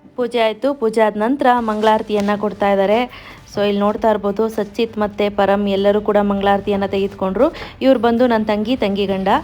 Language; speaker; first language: Kannada; native; Kannada